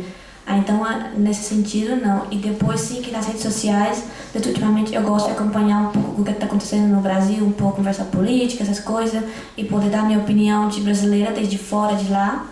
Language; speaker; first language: Portuguese; early bilingual, other home language; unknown